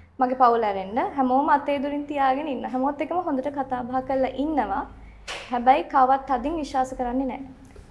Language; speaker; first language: Sinhala; native; Sinhala